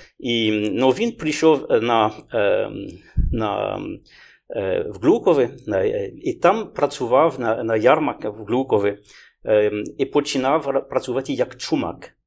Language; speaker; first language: Ukrainian; non-native, learner; French